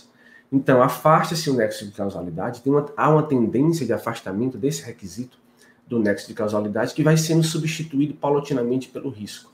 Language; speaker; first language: Portuguese; native; Portuguese